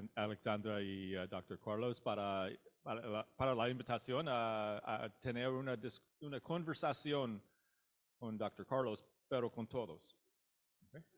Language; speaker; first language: Spanish; non-native, learner; English